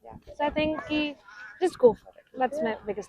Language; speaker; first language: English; non-native, local second language; Hindi